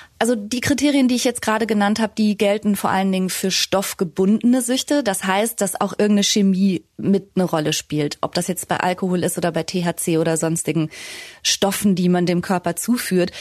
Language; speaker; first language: German; native; German